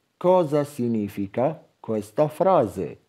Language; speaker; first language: Italian; non-native, fluent; Arabic